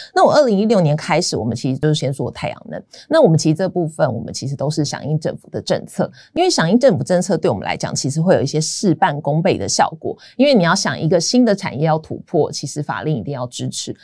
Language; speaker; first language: Chinese; native; Chinese